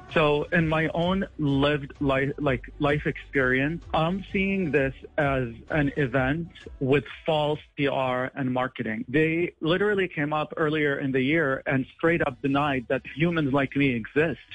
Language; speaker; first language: English; non-native, fluent; Arabic